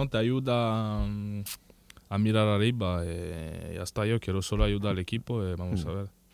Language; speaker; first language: Spanish; non-native, learner; French